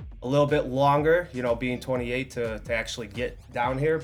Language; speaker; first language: English; native; English